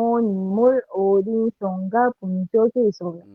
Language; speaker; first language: Korean; non-native, learner; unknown